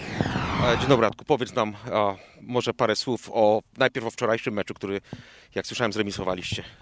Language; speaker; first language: Polish; native; Polish